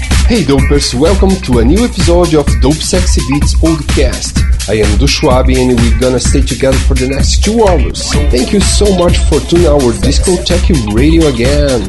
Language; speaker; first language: English; non-native, fluent; Portuguese